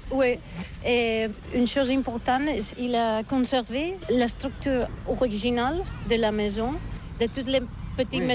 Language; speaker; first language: French; non-native, fluent; Catalan